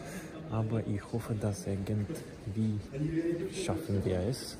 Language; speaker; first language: German; non-native, learner; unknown